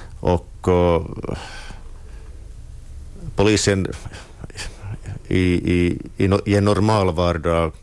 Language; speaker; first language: Swedish; non-native, local second language; Finnish